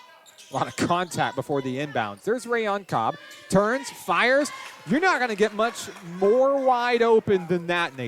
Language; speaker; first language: English; native; English